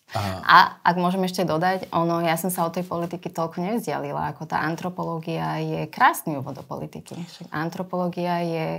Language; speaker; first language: Slovak; native; Slovak